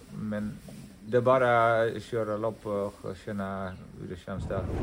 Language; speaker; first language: Swedish; non-native, fluent; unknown